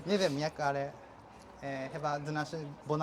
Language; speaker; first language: Polish; non-native, learner; Japanese